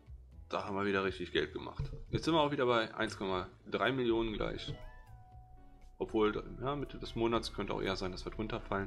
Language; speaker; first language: German; native; German